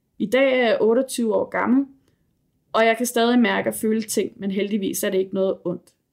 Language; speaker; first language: Danish; native; Danish